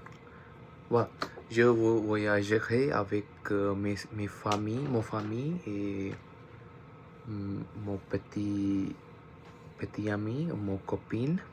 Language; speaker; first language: French; non-native, learner; Punjabi